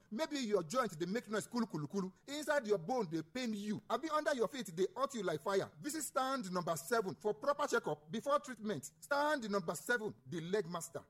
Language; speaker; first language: Nigerian Pidgin; non-native, local second language; Igbo